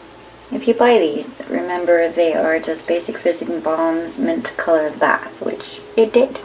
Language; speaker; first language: English; native; English